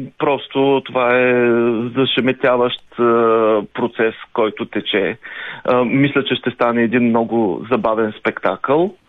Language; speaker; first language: Bulgarian; native; Bulgarian